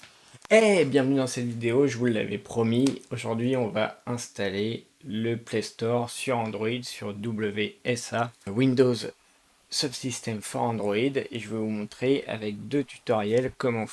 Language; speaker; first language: French; native; French